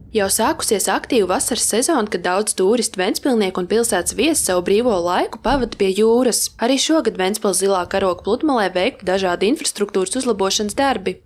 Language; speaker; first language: Latvian; native; Latvian